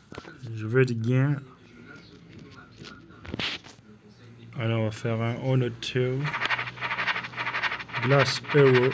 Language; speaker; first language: French; native; French